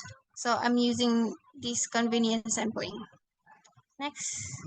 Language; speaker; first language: English; non-native, learner; Indonesian